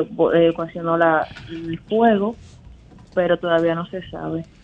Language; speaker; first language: Spanish; native; Spanish